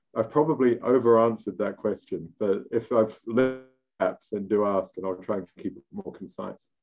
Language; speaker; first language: English; native; English